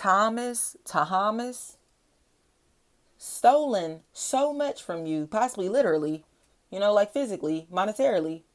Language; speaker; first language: English; native; English